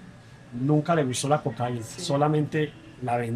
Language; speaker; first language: Spanish; native; Spanish